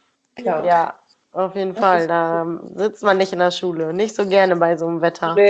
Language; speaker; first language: German; native; German